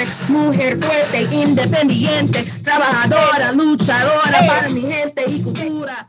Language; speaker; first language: Spanish; non-native, fluent; English